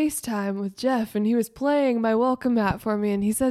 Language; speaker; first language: English; native; English